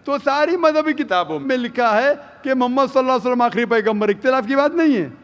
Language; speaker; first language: Hindi; native; Hindi